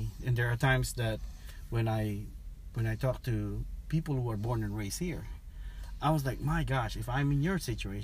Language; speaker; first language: English; non-native, local second language; Filipino